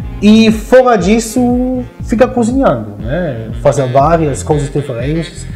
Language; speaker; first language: Portuguese; non-native, fluent; German